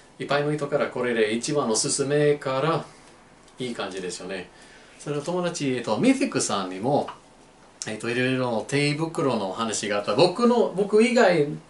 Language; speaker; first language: Japanese; non-native, learner; English